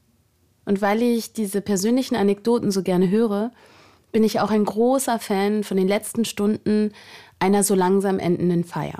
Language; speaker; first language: German; native; German